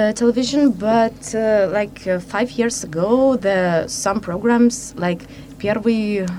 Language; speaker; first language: English; non-native, fluent; Lithuanian